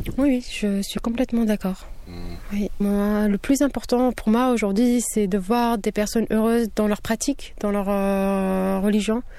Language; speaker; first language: French; non-native, local second language; Kabyle